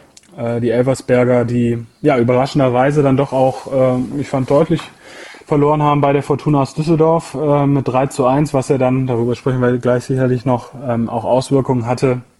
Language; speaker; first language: German; native; German